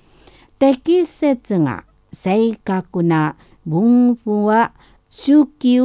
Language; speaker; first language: Japanese; non-native, learner; Indonesian